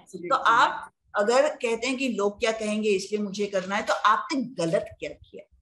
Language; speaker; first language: Hindi; native; Hindi